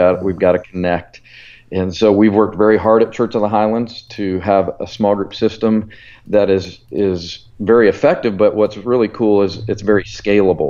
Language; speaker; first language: English; native; English